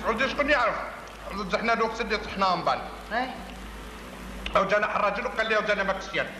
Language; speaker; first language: Arabic; native; Arabic